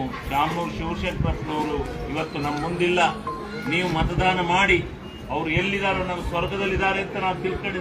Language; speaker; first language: Kannada; native; Kannada